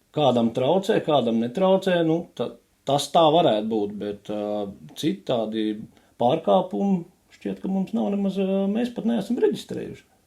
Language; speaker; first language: Latvian; native; Latvian